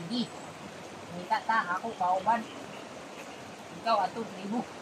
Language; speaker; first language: Cebuano; non-native, local second language; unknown